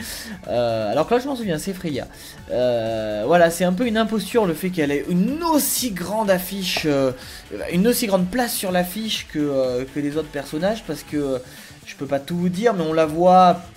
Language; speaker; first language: French; native; French